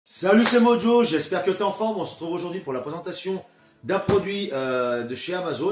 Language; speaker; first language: French; native; French